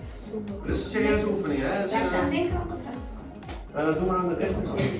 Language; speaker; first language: Dutch; native; Dutch